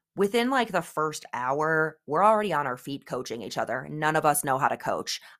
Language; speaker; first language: English; native; English